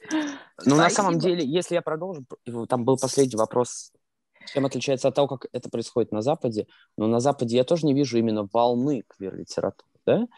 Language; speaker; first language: Russian; native; Russian